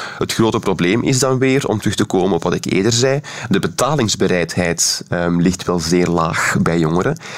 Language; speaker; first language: Dutch; native; Dutch